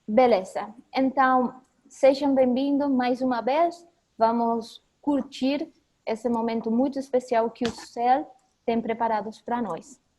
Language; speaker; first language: Portuguese; non-native, fluent; Spanish